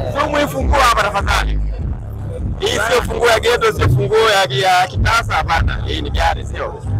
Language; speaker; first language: Swahili; native; Swahili